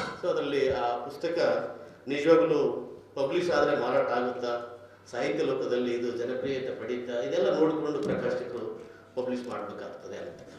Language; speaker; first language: Kannada; native; Kannada